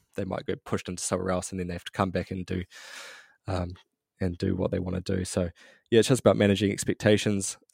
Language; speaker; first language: English; native; English